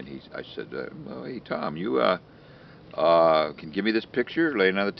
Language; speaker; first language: English; native; English